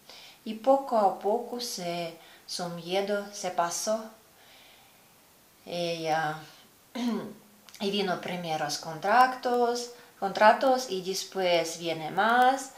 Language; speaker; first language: Spanish; non-native, learner; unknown